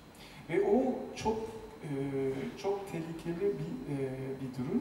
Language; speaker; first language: Turkish; non-native, fluent; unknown